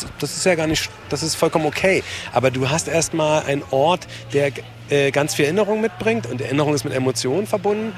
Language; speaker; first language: German; native; German